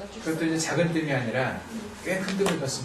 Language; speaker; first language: Korean; native; Korean